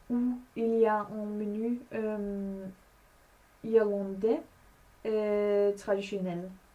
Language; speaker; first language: French; non-native, learner; Danish